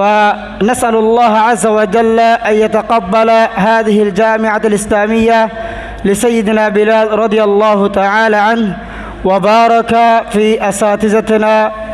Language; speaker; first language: Arabic; non-native, learner; Rohingya